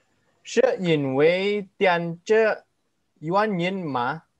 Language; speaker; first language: Chinese; non-native, learner; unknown